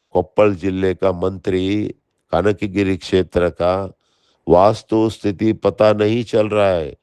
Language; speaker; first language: Hindi; non-native, local second language; Kannada